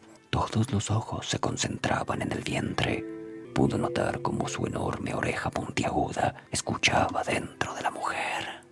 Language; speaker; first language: Spanish; native; Spanish